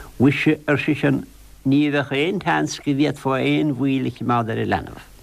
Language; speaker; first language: Irish; native; Irish